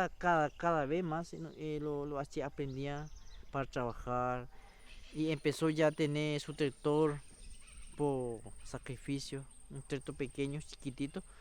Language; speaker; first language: Spanish; non-native, local second language; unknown